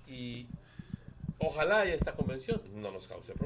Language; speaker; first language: Spanish; native; Spanish